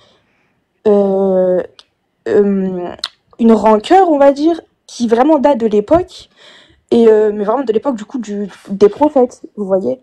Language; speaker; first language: French; native; French